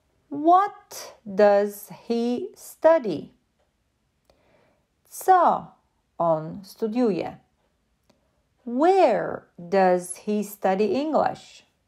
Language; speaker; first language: English; non-native, fluent; Polish